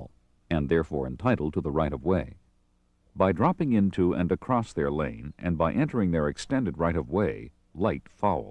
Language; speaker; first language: English; native; English